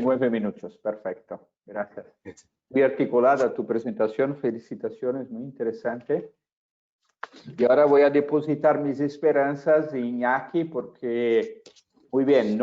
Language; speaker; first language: Spanish; non-native, fluent; Portuguese